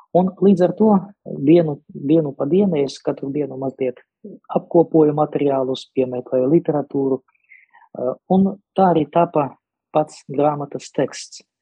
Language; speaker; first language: Latvian; non-native, local second language; Russian